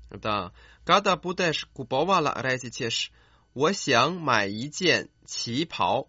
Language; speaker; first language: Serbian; non-native, fluent; Chinese